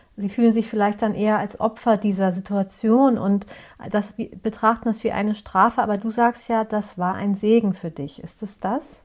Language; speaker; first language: German; early bilingual, other home language; Turkish